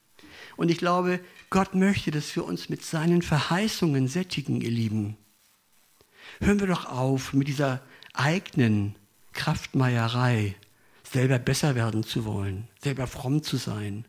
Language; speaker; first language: German; native; German